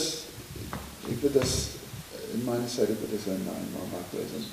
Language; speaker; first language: German; non-native, learner; English